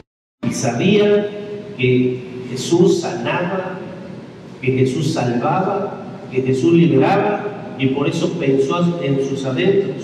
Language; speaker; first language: Spanish; native; Spanish